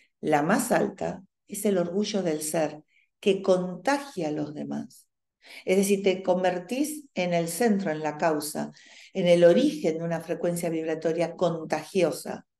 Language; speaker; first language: Spanish; native; Spanish